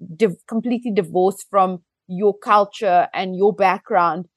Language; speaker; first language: English; native; English